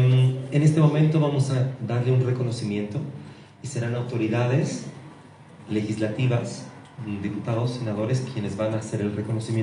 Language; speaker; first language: Spanish; native; Spanish